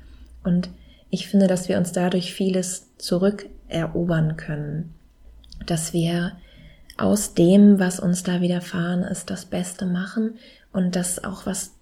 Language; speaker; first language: German; native; German